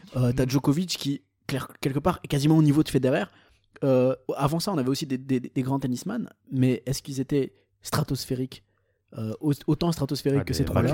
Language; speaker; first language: French; early bilingual, other home language; Portuguese